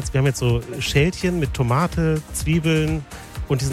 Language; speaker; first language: German; native; German